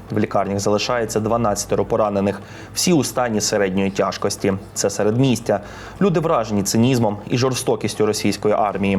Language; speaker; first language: Ukrainian; native; Ukrainian